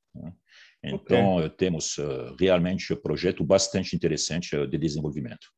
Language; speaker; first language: Portuguese; non-native, fluent; French